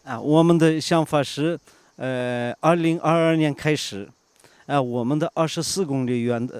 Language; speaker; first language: Chinese; non-native, fluent; Turkish